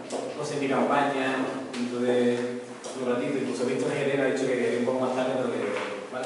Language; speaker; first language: Spanish; native; Spanish